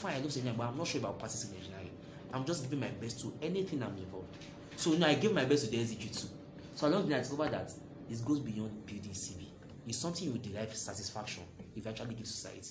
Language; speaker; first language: English; non-native, local second language; Yoruba